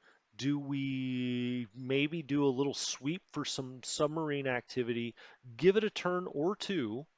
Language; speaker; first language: English; native; English